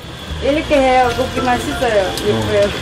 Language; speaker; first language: Korean; non-native, learner; Vietnamese